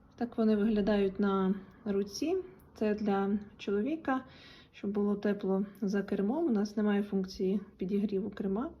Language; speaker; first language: Ukrainian; non-native, local second language; Russian